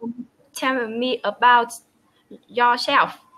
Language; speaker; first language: English; non-native, learner; Vietnamese